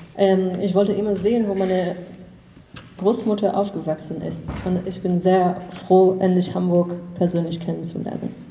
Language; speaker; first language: German; non-native, learner; English